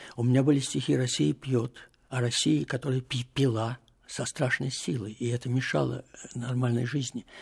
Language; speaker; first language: Russian; native; Russian